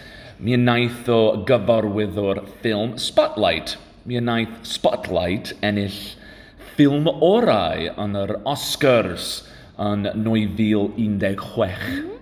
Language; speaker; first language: Welsh; non-native, learner; English